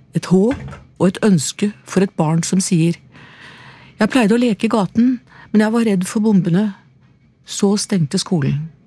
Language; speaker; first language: Norwegian; native; Norwegian